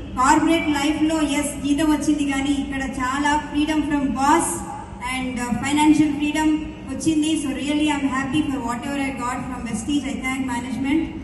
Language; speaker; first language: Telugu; native; Telugu